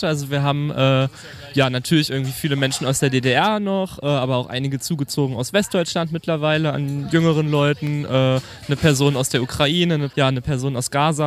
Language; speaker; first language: German; native; German